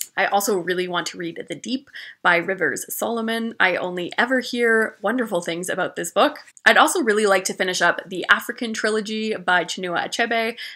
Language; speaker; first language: English; native; English